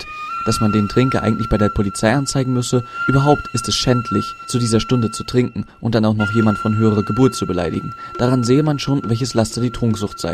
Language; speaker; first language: German; native; German